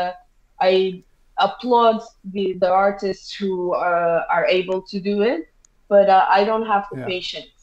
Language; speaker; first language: English; non-native, fluent; Portuguese